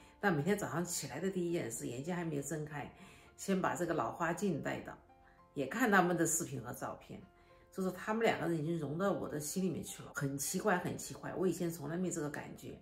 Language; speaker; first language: Chinese; native; Chinese